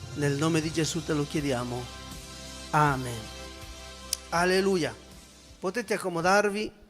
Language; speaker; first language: Italian; non-native, fluent; Spanish